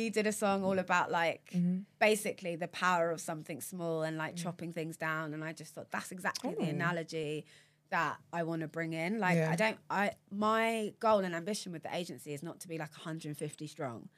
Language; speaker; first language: English; native; English